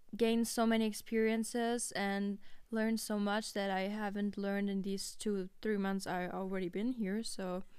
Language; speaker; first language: English; non-native, fluent; German